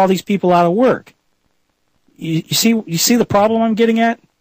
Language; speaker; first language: English; native; English